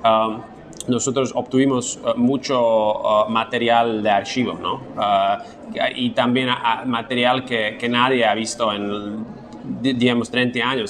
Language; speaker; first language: Spanish; non-native, fluent; Slovak